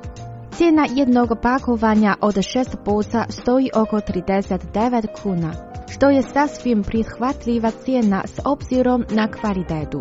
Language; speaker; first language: Croatian; non-native, fluent; Chinese